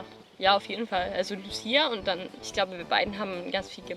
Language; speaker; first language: German; non-native, fluent; Swedish